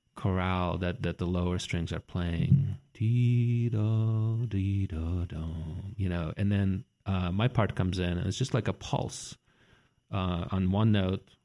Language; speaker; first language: English; early bilingual, other home language; Russian